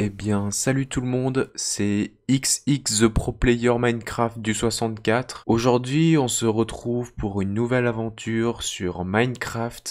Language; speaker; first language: French; native; French